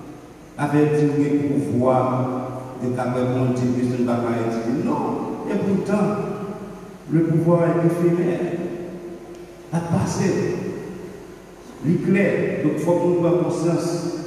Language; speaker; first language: French; non-native, local second language; Haitian Creole